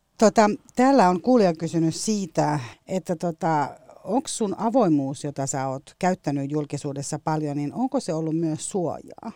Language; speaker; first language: Finnish; native; Finnish